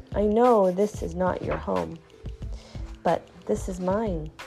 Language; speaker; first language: English; non-native, fluent; Chinese